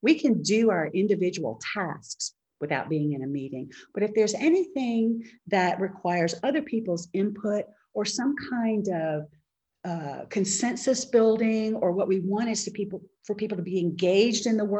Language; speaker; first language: English; native; English